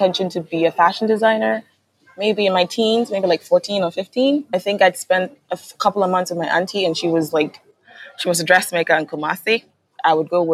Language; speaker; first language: English; non-native, local second language; Akan